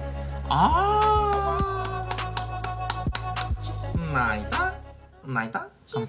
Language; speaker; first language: Korean; native; Korean